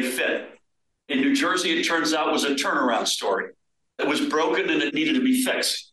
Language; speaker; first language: English; native; English